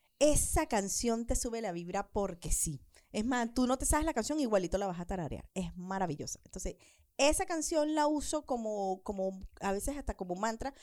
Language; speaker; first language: Spanish; native; Spanish